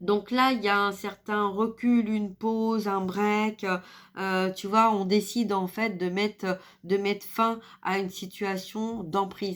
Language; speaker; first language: French; native; French